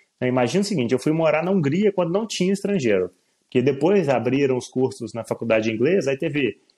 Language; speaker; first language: Portuguese; native; Portuguese